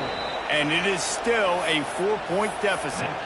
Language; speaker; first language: English; native; English